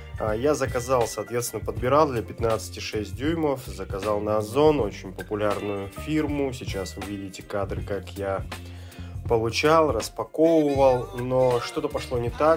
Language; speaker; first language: Russian; native; Russian